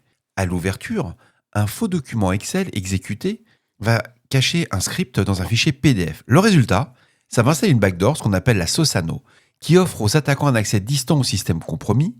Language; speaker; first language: French; native; French